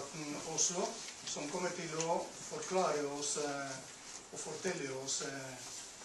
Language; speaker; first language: Norwegian; non-native, fluent; Spanish